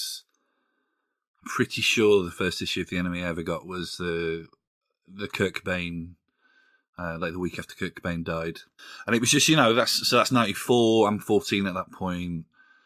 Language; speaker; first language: English; native; English